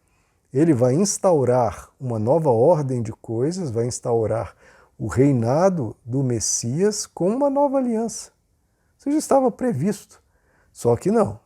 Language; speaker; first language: Portuguese; native; Portuguese